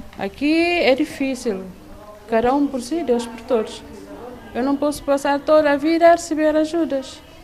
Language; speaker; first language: Portuguese; non-native, local second language; Upper Guinea Crioulo